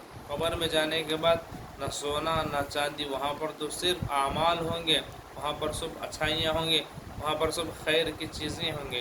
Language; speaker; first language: Urdu; native; Urdu